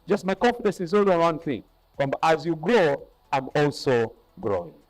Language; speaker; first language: English; non-native, local second language; Swahili